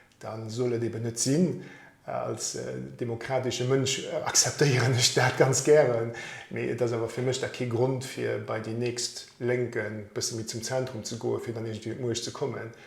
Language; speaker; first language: Luxembourgish; native; Luxembourgish